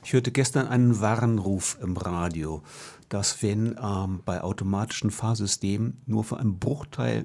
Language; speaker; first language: German; native; German